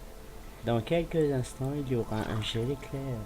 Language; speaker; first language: French; native; French